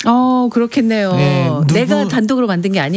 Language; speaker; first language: Korean; native; Korean